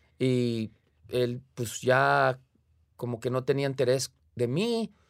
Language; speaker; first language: Spanish; early bilingual, heritage; Spanish